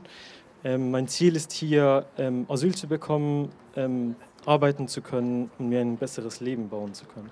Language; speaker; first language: German; non-native, fluent; Persian